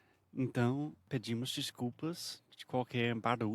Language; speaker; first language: Portuguese; non-native, fluent; English